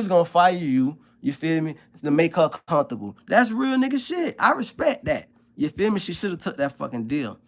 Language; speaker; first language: English; native; English